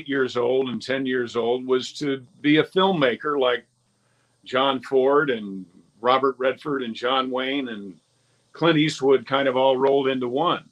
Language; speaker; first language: English; native; English